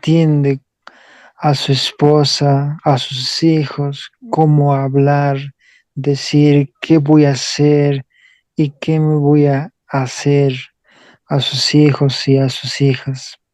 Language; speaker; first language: Spanish; non-native, local second language; Quechua